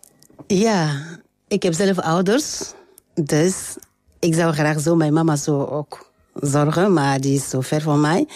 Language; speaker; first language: Dutch; non-native, learner; French